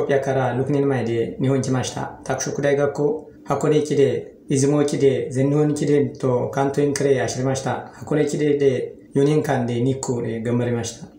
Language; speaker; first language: Japanese; non-native, learner; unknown